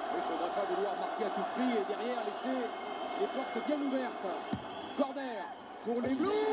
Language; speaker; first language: French; native; French